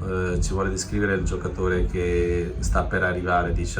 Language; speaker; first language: Italian; native; Italian